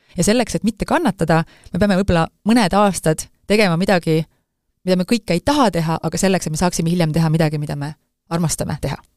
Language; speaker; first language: Estonian; native; Estonian